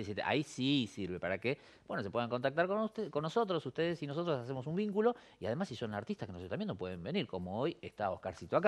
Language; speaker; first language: Spanish; native; Spanish